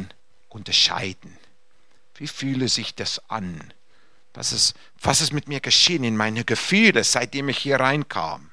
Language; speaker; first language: German; non-native, fluent; English